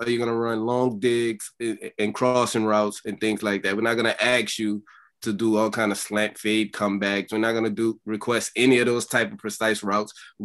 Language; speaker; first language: English; native; English